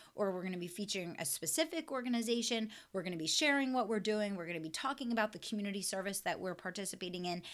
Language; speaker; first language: English; native; English